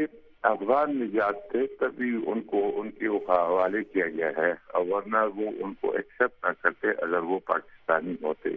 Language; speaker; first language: Urdu; native; Urdu